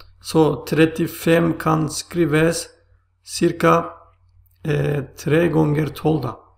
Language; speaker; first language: Swedish; non-native, fluent; Turkish